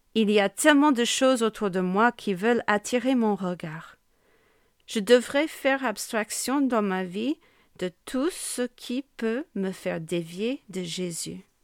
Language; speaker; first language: French; non-native, fluent; English